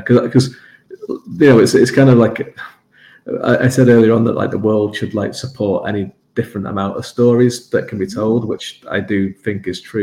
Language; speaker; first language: English; native; English